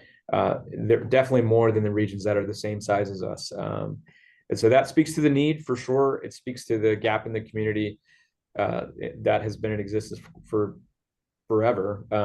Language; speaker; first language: English; native; English